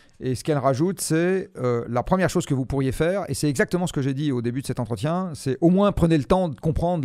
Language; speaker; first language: French; native; French